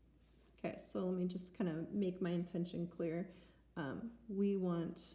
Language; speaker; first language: English; native; English